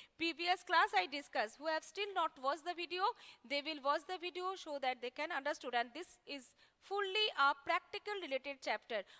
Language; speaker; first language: English; non-native, local second language; Bangla